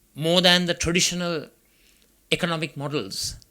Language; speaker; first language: English; non-native, local second language; Sinhala